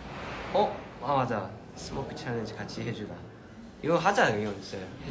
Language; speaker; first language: Korean; early bilingual, heritage; Korean